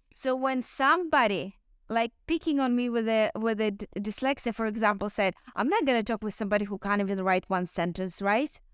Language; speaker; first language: English; non-native, fluent; Ukrainian